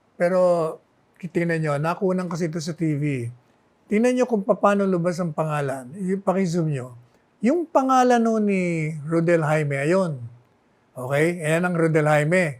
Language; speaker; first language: Filipino; non-native, local second language; Bikol